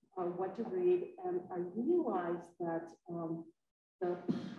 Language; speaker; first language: English; native; English